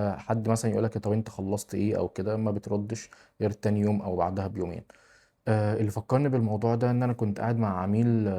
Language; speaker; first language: Arabic; native; Arabic